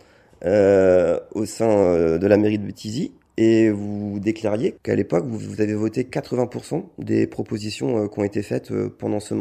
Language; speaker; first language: French; native; French